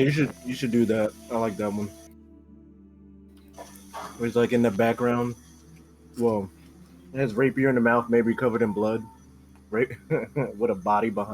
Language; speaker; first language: English; native; English